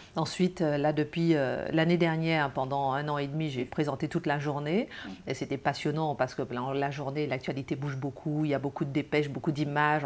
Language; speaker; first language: French; non-native, local second language; Guadeloupean Creole French